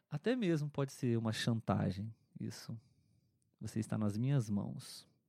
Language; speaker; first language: Portuguese; native; Portuguese